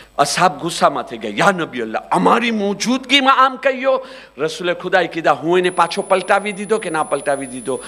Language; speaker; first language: Gujarati; early bilingual, heritage; Gujarati